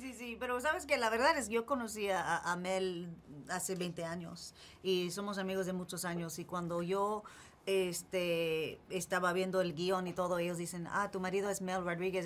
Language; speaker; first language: Spanish; early bilingual, heritage; English